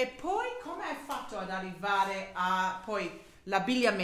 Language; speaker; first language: Italian; non-native, fluent; English